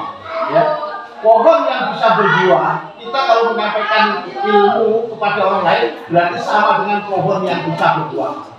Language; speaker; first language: Indonesian; native; Indonesian